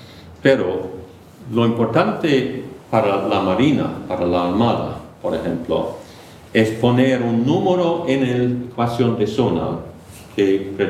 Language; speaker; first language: Spanish; non-native, fluent; English